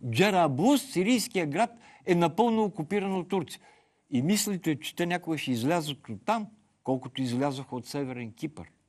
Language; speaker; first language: Bulgarian; native; Bulgarian